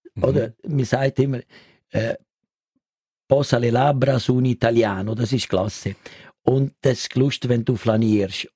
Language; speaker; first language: German; non-native, learner; Italian